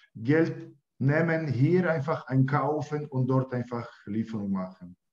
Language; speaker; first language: German; non-native, learner; Ukrainian